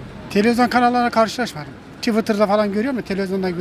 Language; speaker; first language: Turkish; native; Turkish